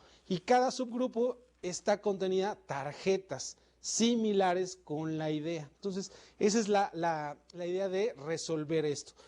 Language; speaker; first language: Spanish; native; Spanish